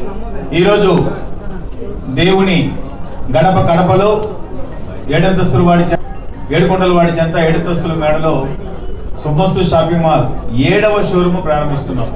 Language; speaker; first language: Telugu; native; Telugu